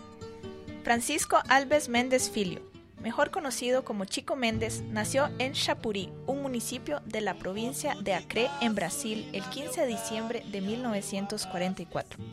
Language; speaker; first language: Spanish; native; Spanish